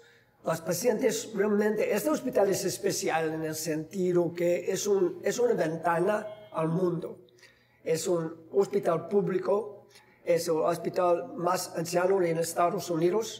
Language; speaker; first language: Spanish; non-native, fluent; English